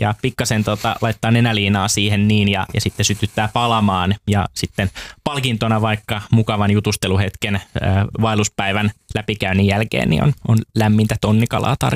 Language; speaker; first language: Finnish; native; Finnish